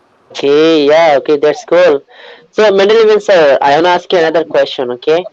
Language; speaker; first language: English; non-native, learner; Bangla